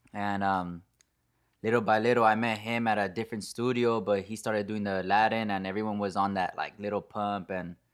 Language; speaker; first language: English; native; English